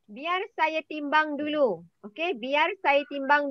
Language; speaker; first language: Malay; native; Malay